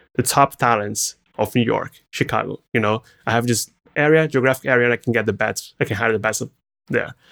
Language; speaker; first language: English; non-native, fluent; Portuguese